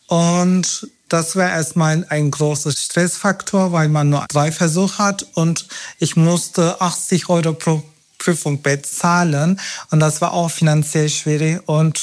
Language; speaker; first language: German; non-native, fluent; Turkish